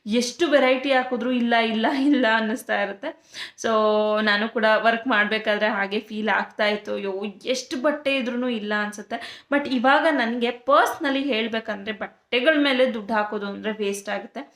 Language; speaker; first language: Kannada; native; Kannada